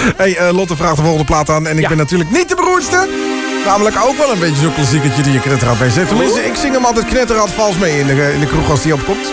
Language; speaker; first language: Dutch; native; Dutch